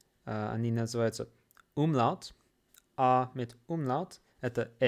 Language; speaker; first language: Russian; non-native, fluent; English